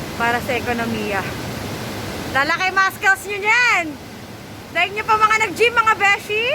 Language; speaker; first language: Filipino; native; Filipino